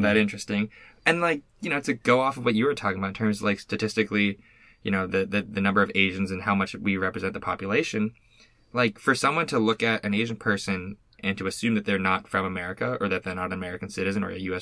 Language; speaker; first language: English; native; English